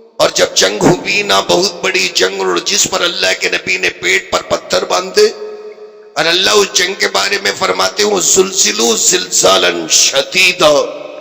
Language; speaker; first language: Urdu; native; Urdu